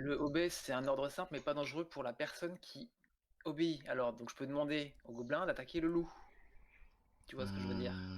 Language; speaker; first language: French; native; French